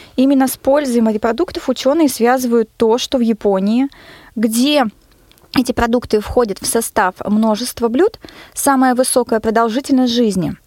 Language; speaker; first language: Russian; native; Russian